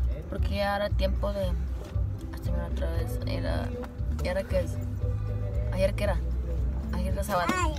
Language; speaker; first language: Spanish; early bilingual, heritage; Spanish